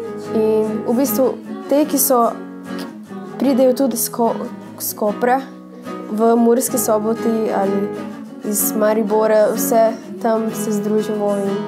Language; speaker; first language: Slovenian; early bilingual, other home language; Portuguese